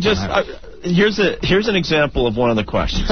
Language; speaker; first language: English; native; English